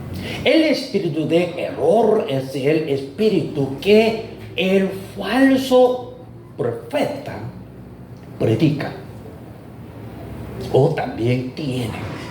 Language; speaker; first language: Spanish; non-native, fluent; Korean